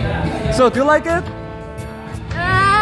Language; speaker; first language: English; non-native, learner; Korean